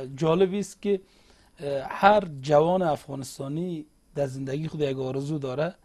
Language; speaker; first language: Persian; non-native, local second language; Uzbek